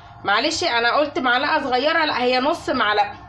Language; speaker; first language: Arabic; native; Arabic